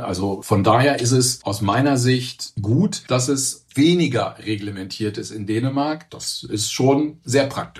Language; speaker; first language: German; native; German